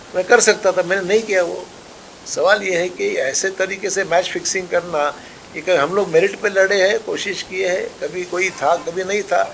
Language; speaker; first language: Hindi; non-native, local second language; Marathi